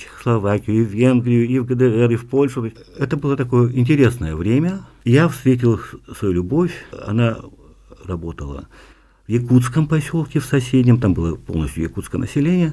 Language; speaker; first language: Russian; non-native, local second language; Yakut